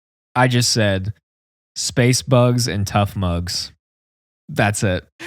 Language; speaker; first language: English; native; English